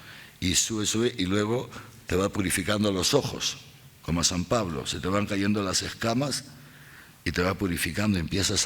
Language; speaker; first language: Spanish; native; Spanish